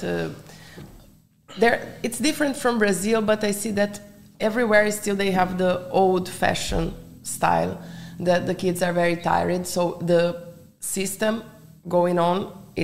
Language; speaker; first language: English; non-native, fluent; Portuguese